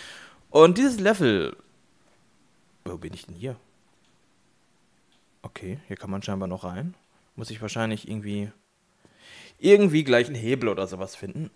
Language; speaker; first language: German; native; German